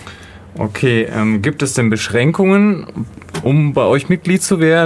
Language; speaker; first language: German; native; German